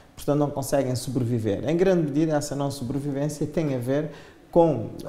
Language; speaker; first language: Portuguese; non-native, local second language; Kabuverdianu